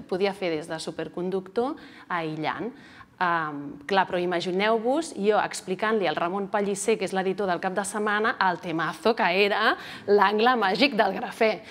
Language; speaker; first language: Catalan; native; Catalan